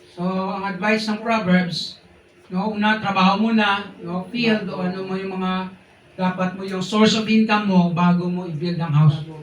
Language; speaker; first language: Filipino; non-native, local second language; Hiligaynon